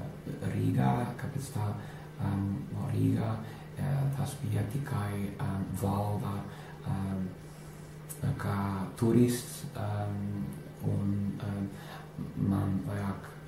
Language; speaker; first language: Latvian; non-native, learner; English